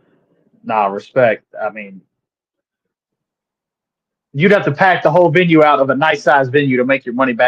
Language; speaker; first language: English; native; English